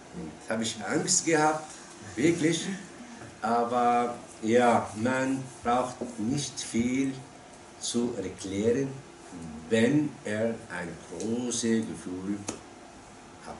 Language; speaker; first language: German; non-native, learner; Arabic